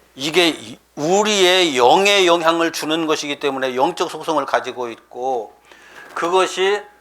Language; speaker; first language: Korean; native; Korean